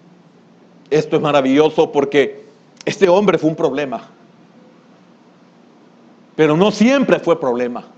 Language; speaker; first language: Spanish; native; Spanish